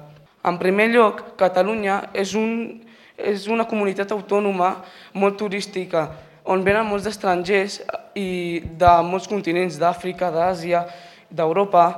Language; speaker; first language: Catalan; non-native, local second language; Spanish